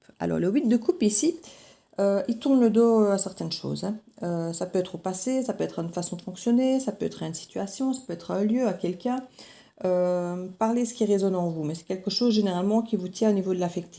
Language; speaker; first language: French; native; French